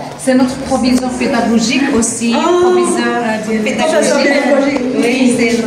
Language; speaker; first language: French; non-native, local second language; Arabic